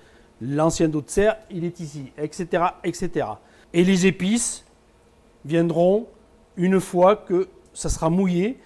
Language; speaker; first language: French; native; French